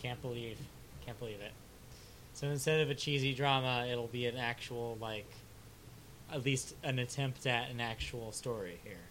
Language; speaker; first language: English; native; English